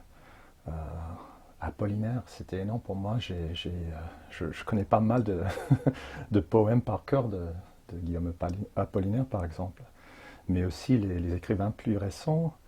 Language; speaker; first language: French; non-native, fluent; English